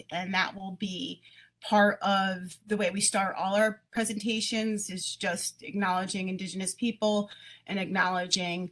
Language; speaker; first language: English; native; English